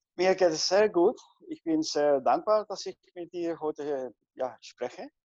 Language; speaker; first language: German; non-native, fluent; Spanish